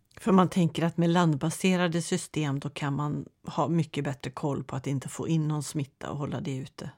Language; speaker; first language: Swedish; native; Swedish